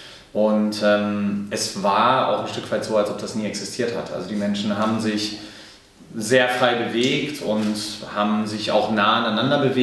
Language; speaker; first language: German; native; German